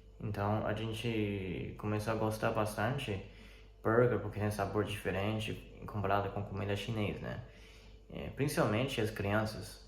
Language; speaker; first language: Portuguese; non-native, fluent; Chinese